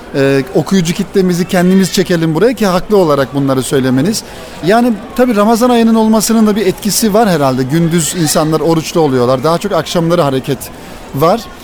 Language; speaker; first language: Turkish; native; Turkish